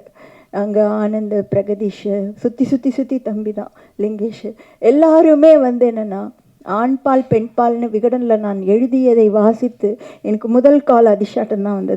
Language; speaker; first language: Tamil; native; Tamil